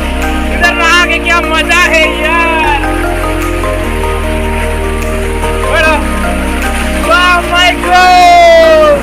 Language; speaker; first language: Hindi; non-native, local second language; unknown